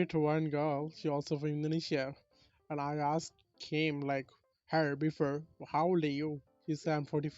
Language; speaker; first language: English; non-native, learner; Bangla